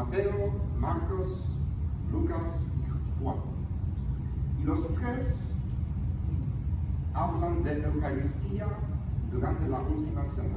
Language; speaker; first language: Spanish; non-native, fluent; Polish